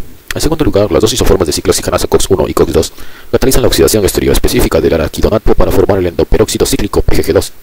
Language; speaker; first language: Spanish; native; Spanish